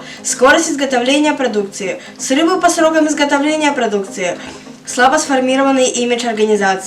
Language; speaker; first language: Russian; non-native, local second language; Yakut